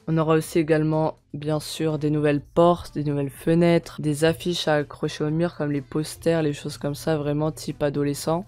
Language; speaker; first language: French; native; French